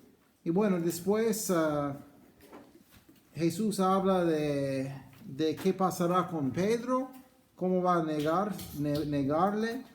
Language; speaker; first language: Spanish; non-native, fluent; English